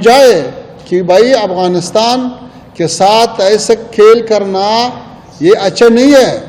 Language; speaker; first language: Hindi; non-native, learner; Pashto